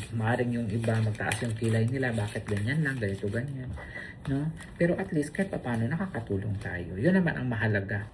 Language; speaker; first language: Filipino; non-native, local second language; Cebuano